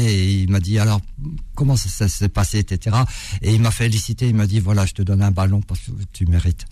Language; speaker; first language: French; early bilingual, other home language; Arabic